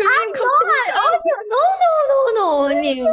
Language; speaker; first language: English; non-native, learner; Thai